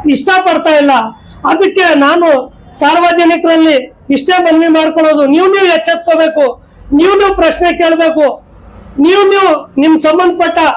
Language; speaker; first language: Kannada; non-native, local second language; Urdu